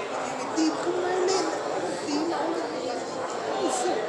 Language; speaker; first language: Vietnamese; native; Vietnamese